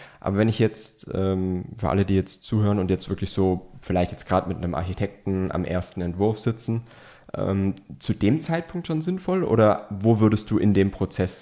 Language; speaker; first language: German; native; German